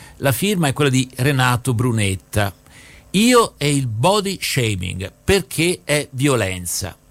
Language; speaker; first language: Italian; native; Italian